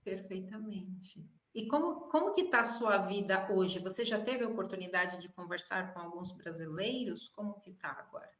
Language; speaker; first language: Portuguese; native; Portuguese